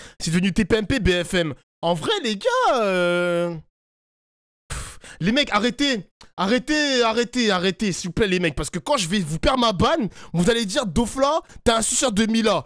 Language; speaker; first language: French; native; French